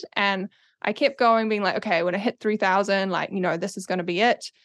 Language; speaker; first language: English; native; English